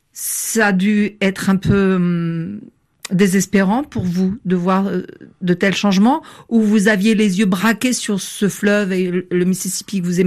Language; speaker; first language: French; native; French